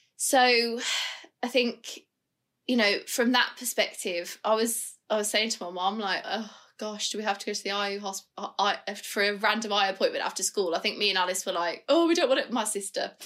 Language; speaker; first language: English; native; English